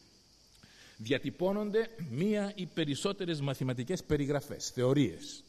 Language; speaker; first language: Greek; native; Greek